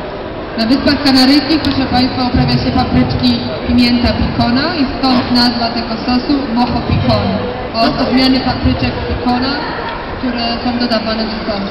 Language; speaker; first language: Polish; native; Polish